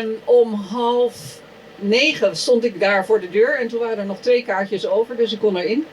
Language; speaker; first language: Dutch; native; Dutch